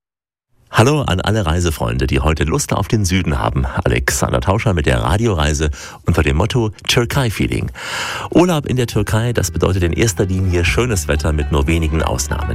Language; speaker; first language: German; native; German